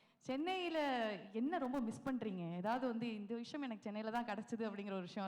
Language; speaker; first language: Tamil; native; Tamil